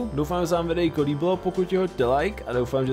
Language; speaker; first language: Czech; native; Czech